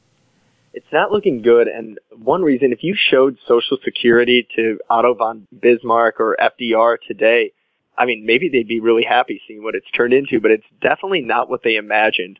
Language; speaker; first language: English; native; English